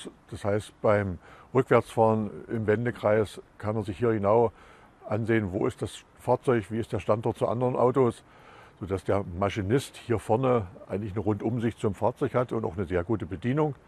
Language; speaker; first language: German; native; German